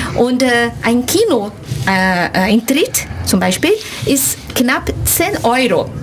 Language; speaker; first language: German; non-native, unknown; Portuguese